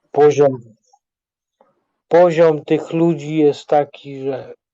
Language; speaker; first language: Polish; native; Polish